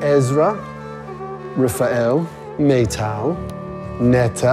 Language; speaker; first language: Hebrew; non-native, fluent; English